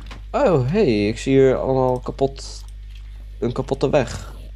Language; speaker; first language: Dutch; native; Dutch